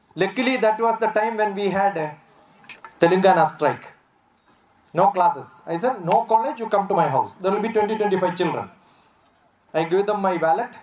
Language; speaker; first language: English; non-native, local second language; Malayalam